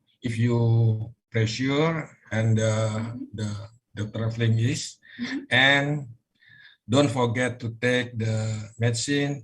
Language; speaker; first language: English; non-native, learner; Indonesian